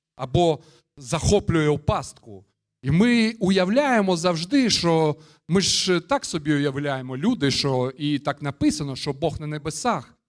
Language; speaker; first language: Ukrainian; non-native, local second language; Russian